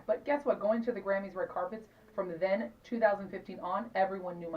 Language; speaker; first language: English; native; English